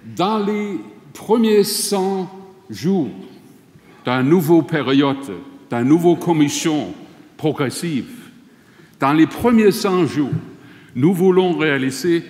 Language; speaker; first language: French; non-native, fluent; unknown